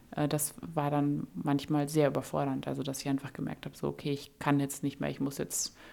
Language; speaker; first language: German; native; German